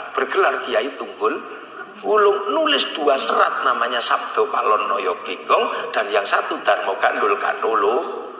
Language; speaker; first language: Indonesian; native; Indonesian